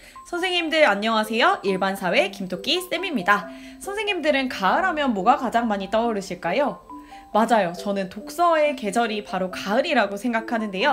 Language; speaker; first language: Korean; native; Korean